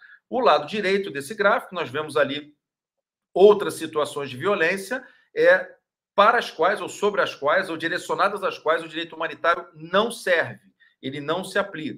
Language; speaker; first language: Portuguese; native; Portuguese